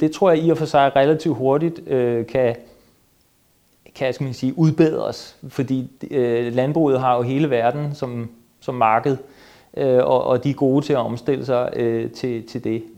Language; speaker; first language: Danish; native; Danish